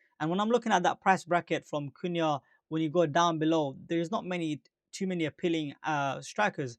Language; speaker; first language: English; native; English